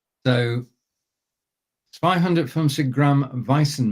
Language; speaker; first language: German; non-native, learner; English